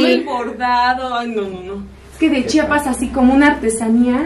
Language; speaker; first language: Spanish; native; Spanish